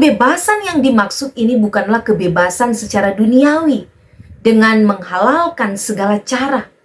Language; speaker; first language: Indonesian; native; Indonesian